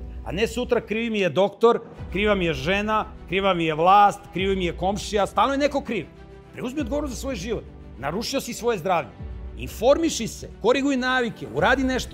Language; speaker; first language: Serbian; native; Serbian